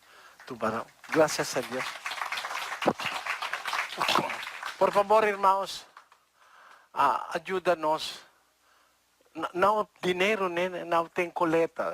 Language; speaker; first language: Portuguese; non-native, learner; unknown